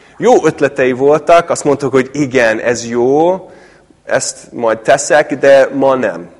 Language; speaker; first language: Hungarian; non-native, fluent; English